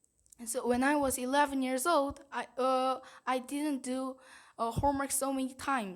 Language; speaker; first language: English; non-native, learner; Korean